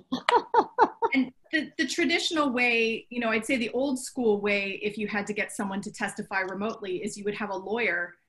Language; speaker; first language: English; native; English